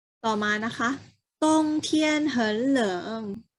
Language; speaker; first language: Chinese; non-native, fluent; Thai